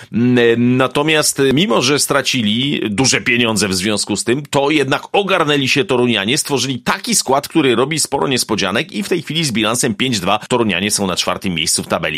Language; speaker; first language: Polish; native; Polish